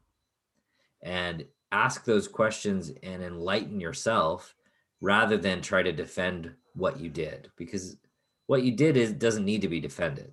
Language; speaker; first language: English; native; English